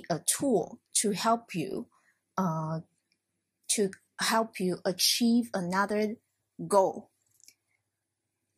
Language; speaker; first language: English; non-native, fluent; Chinese